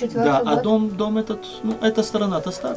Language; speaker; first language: Russian; native; Russian